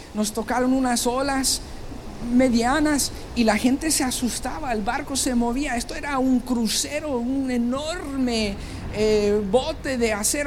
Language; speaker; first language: Spanish; native; Spanish